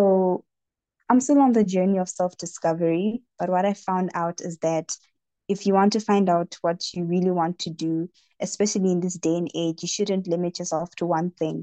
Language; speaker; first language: English; non-native, local second language; Shona